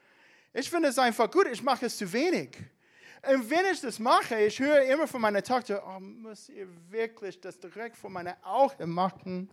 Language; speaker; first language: German; non-native, fluent; English